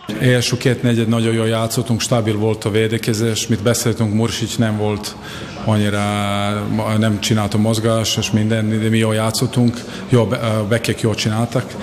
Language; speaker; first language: Hungarian; non-native, learner; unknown